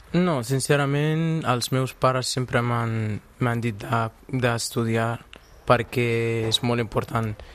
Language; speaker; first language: Catalan; non-native, fluent; Arabic